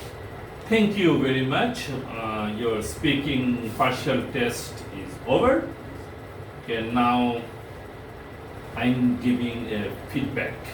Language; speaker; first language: English; non-native, fluent; Bangla